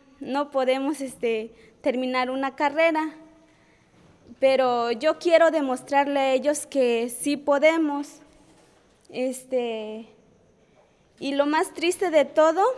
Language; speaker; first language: Spanish; non-native, local second language; Tzotzil